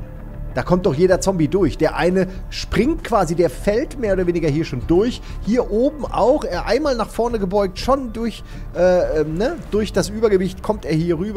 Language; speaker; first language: German; native; German